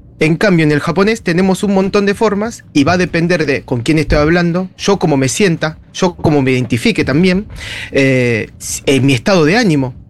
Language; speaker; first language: Spanish; early bilingual, heritage; Spanish